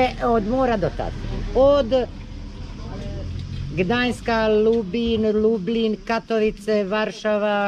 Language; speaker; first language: Polish; non-native, learner; Croatian